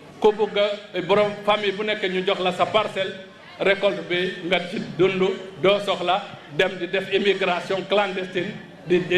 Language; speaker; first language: Wolof; non-native, local second language; Fula